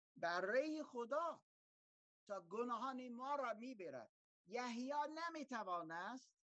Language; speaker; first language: Persian; non-native, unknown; German